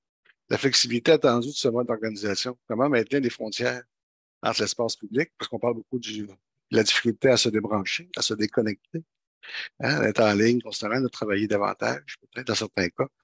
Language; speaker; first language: French; native; French